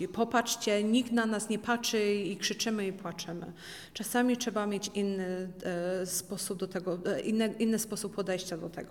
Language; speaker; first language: Polish; early bilingual, heritage; Polish